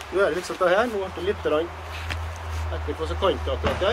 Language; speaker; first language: Norwegian; native; Norwegian